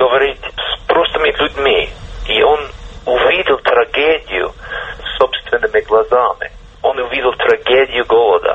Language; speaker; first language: Russian; non-native, fluent; English